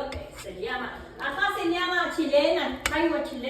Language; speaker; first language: Spanish; non-native, learner; Filipino